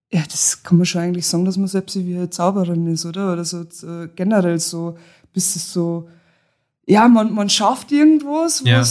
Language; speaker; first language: German; native; German